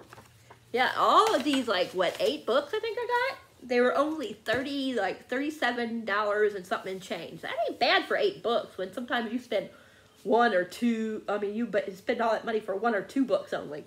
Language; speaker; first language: English; native; English